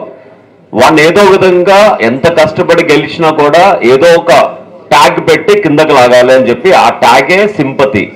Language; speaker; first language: Telugu; native; Telugu